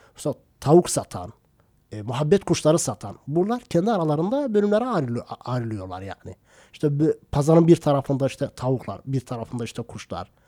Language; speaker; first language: Turkish; non-native, local second language; Kurdish